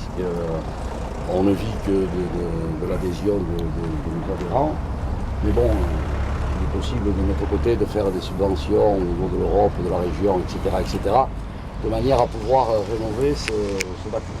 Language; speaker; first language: French; native; French